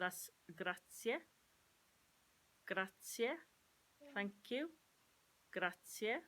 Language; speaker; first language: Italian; non-native, learner; English